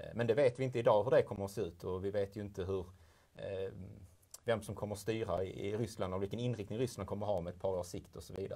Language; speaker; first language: Swedish; native; Swedish